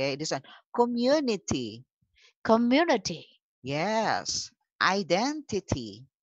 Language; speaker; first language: English; non-native, local second language; Filipino